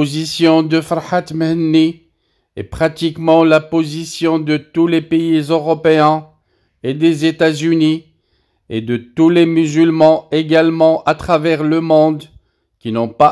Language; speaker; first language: French; non-native, local second language; Arabic